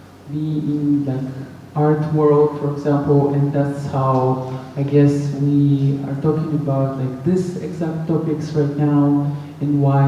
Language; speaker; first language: English; non-native, fluent; Russian